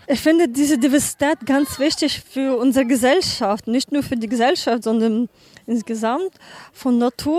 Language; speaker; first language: German; non-native, learner; Ukrainian